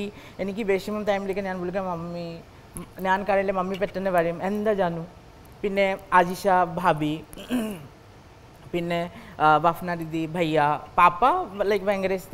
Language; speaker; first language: Malayalam; non-native, local second language; Assamese